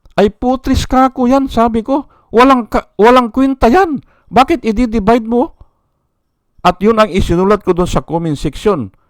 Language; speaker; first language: Filipino; native; Filipino